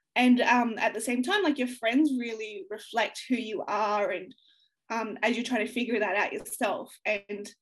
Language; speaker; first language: English; native; English